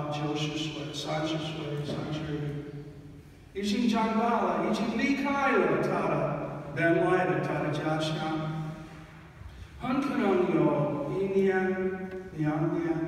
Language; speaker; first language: Chinese; non-native, fluent; English